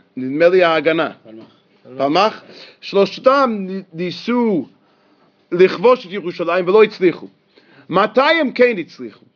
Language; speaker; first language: Hebrew; non-native, fluent; English